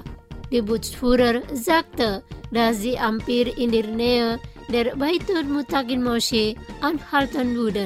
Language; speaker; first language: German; non-native, fluent; Indonesian